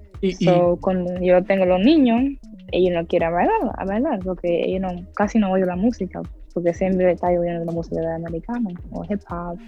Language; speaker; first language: Spanish; early bilingual, heritage; English